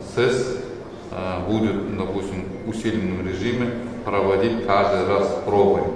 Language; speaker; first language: Russian; non-native, local second language; Kazakh